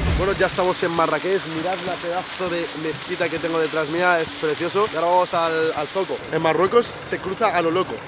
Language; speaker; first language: Spanish; early bilingual, other home language; Arabic